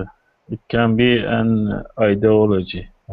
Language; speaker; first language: English; non-native, learner; Kurdish